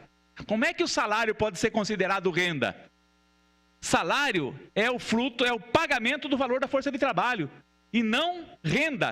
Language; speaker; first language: Portuguese; native; Portuguese